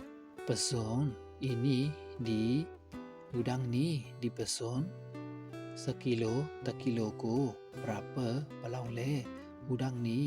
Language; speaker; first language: Indonesian; non-native, learner; Burmese